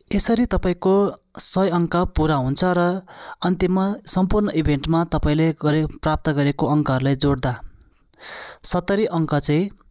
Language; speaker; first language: Nepali; non-native, local second language; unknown